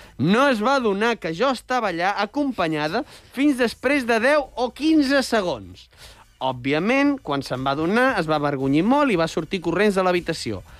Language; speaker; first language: Catalan; native; Catalan